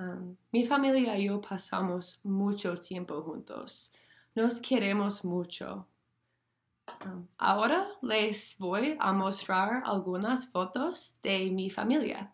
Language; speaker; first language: Spanish; non-native, learner; English